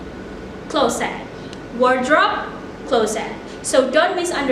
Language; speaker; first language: English; non-native, fluent; Indonesian